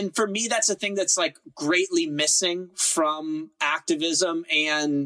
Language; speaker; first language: English; native; English